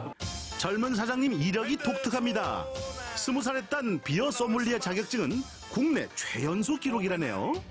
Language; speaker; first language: Korean; native; Korean